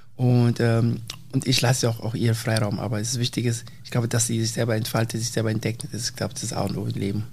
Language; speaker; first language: German; early bilingual, other home language; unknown